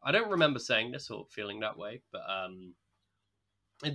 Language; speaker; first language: English; native; English